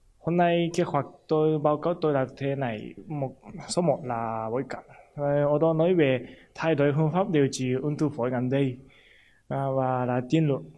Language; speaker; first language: Vietnamese; non-native, fluent; Japanese